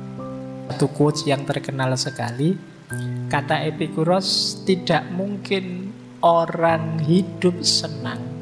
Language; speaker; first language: Indonesian; native; Indonesian